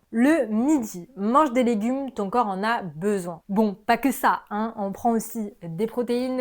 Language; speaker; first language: French; native; French